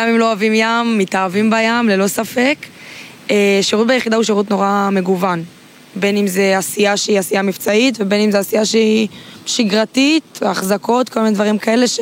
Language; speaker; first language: Hebrew; native; Hebrew